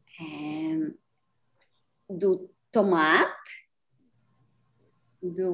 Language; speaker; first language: French; non-native, learner; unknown